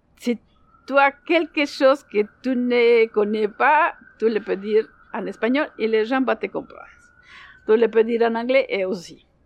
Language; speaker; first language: French; non-native, learner; Spanish